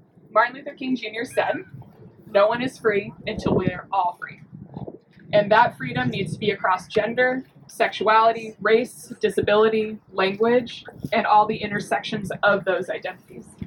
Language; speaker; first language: English; native; English